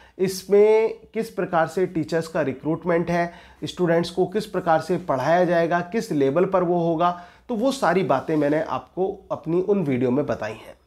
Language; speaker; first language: Hindi; native; Hindi